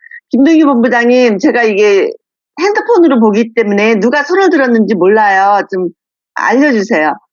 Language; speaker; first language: Korean; native; Korean